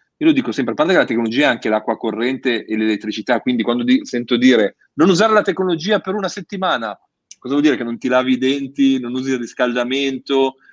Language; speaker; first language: Italian; native; Italian